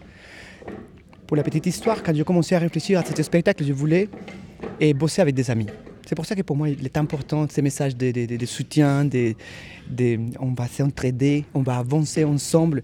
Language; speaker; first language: French; native; French